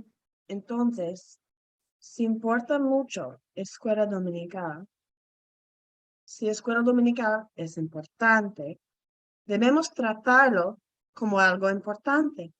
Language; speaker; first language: Spanish; non-native, fluent; English